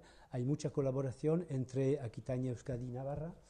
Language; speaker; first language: Spanish; non-native, fluent; French